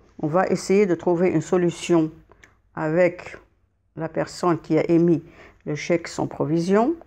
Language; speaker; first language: French; non-native, local second language; Arabic